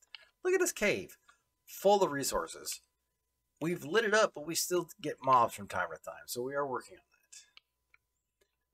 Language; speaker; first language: English; native; English